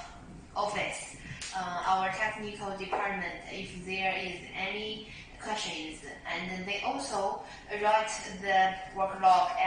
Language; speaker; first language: English; non-native, learner; Chinese